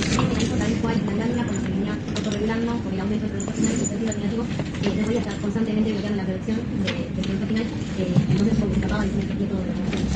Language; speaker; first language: Spanish; native; Spanish